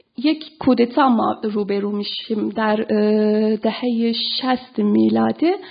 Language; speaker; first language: Persian; non-native, fluent; Turkish